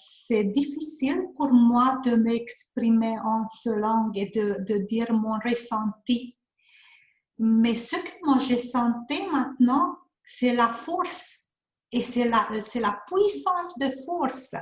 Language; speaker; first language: French; non-native, learner; Hungarian